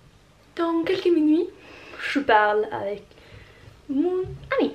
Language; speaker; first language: French; non-native, learner; Norwegian